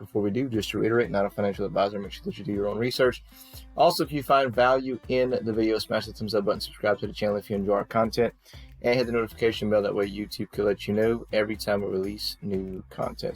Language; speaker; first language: English; native; English